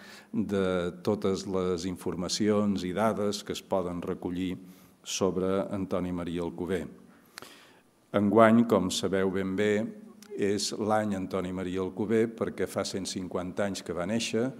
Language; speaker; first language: Catalan; native; Catalan